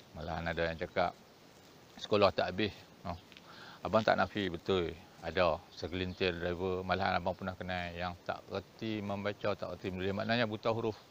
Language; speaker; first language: Malay; native; Malay